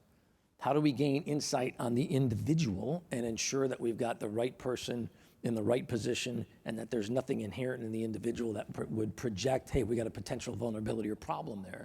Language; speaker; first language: English; native; English